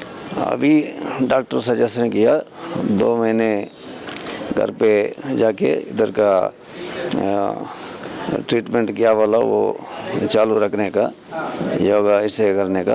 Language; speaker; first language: Hindi; non-native, local second language; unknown